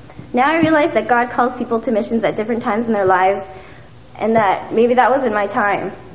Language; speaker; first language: English; early bilingual, other home language; Min Nan Chinese